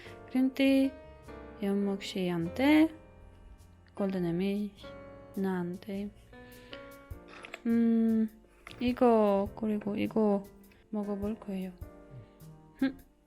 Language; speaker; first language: Korean; non-native, learner; Spanish